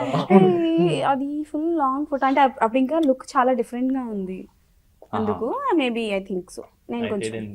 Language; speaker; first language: Telugu; native; Telugu